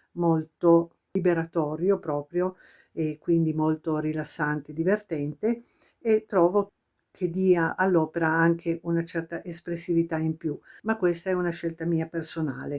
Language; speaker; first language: Italian; native; Italian